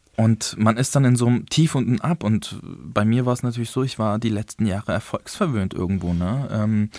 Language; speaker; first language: German; early bilingual, other home language; Turkish